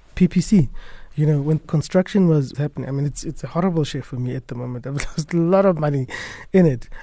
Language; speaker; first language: English; non-native, local second language; Tswana